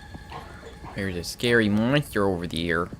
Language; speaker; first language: English; native; English